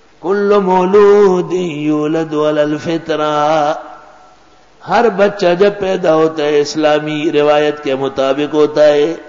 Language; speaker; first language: Urdu; non-native, local second language; Pashto